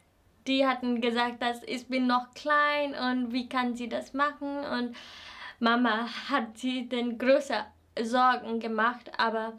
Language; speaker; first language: German; non-native, fluent; Nepali